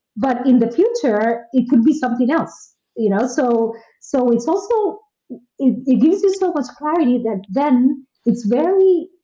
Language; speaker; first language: English; non-native, fluent; Spanish